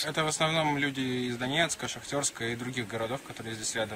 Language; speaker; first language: Russian; native; Russian